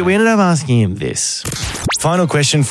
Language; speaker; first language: English; native; English